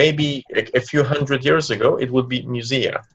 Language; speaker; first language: English; non-native, fluent; Polish